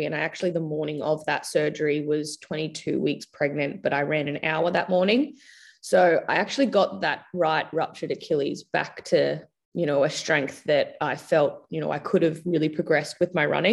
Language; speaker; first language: English; native; English